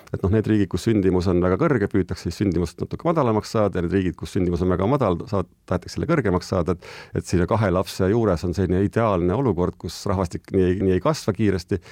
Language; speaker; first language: Estonian; native; Estonian